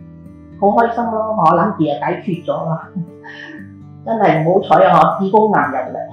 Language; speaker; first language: Cantonese; native; Cantonese